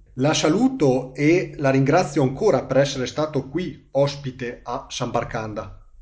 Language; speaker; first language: Italian; native; Italian